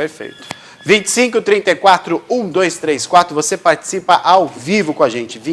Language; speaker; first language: Portuguese; native; Portuguese